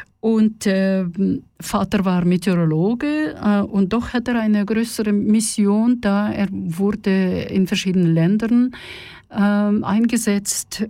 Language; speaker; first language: German; non-native, fluent; Russian